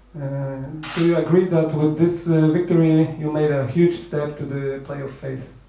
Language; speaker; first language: English; non-native, learner; Polish